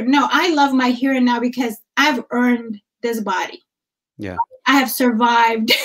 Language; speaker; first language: English; non-native, fluent; Amharic